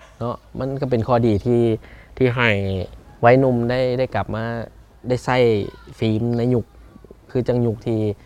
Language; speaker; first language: Lao; early bilingual, heritage; Lao